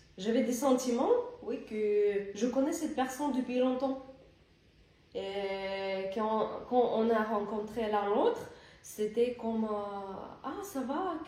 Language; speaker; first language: French; non-native, learner; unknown